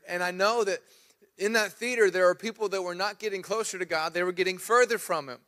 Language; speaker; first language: English; native; English